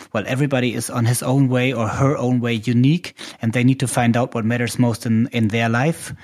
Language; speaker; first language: English; non-native, fluent; German